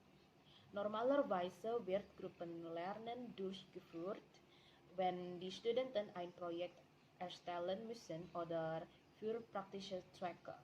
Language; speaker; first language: German; non-native, learner; Indonesian